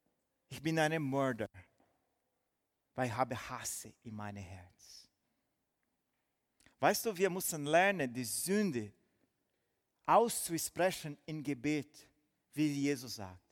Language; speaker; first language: German; non-native, fluent; Portuguese